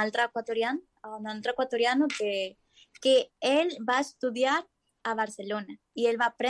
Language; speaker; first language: Catalan; non-native, learner; Spanish